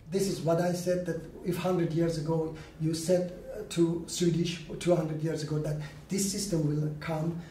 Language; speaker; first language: English; non-native, learner; Persian